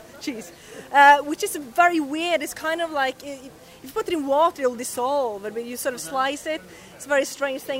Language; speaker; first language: English; non-native, fluent; Norwegian